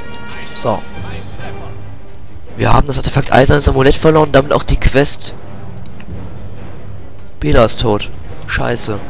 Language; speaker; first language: German; native; German